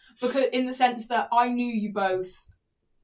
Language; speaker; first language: English; native; English